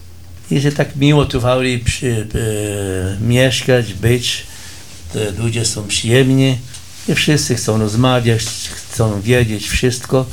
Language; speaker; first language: Polish; early bilingual, heritage; Polish